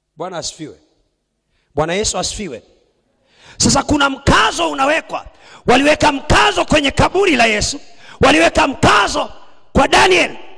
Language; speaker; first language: Swahili; native; Swahili